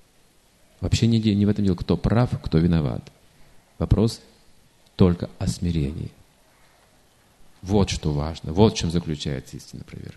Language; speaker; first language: Russian; native; Russian